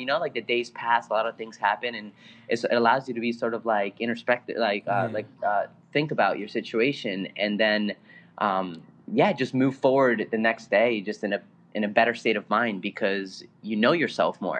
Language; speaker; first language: English; non-native, fluent; Spanish